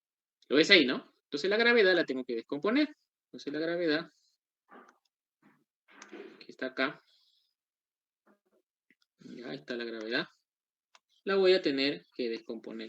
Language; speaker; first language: Spanish; native; Spanish